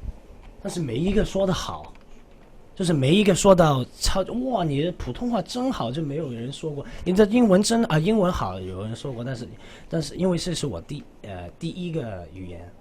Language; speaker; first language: Chinese; non-native, local second language; Cantonese